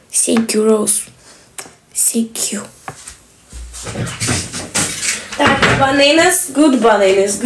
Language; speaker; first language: English; non-native, learner; Russian